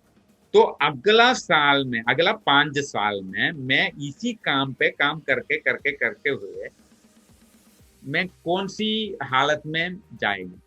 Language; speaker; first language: Hindi; non-native, local second language; Malayalam